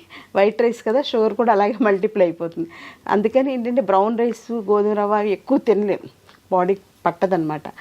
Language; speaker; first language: Telugu; native; Telugu